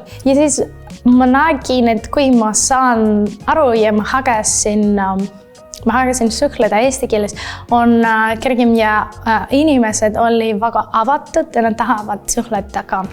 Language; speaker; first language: Estonian; non-native, learner; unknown